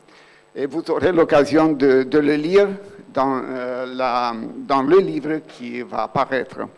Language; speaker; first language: French; non-native, fluent; Romanian